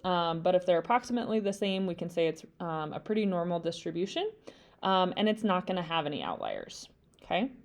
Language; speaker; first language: English; native; English